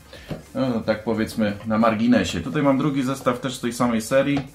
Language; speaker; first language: Polish; native; Polish